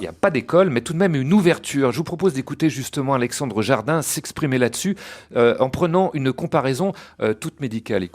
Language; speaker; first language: French; native; French